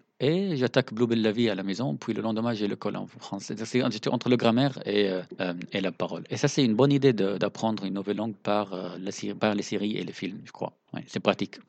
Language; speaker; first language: French; non-native, fluent; Arabic